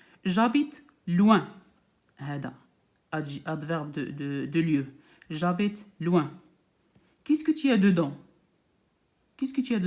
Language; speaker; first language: French; non-native, local second language; Arabic